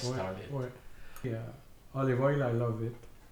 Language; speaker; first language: English; non-native, learner; French